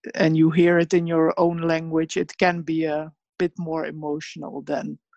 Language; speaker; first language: English; early bilingual, other home language; Bosnian